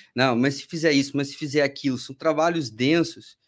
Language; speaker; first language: Portuguese; native; Portuguese